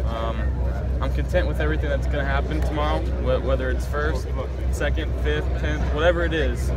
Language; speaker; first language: English; native; English